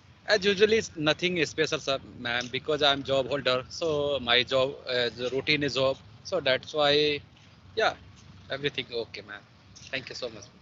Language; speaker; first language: English; non-native, learner; Hindi